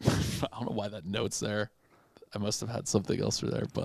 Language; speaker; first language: English; native; English